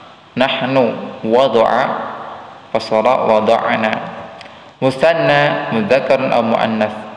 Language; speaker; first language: Arabic; non-native, fluent; Indonesian